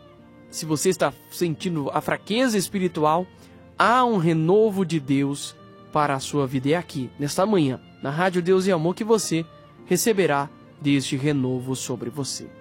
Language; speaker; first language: Portuguese; native; Portuguese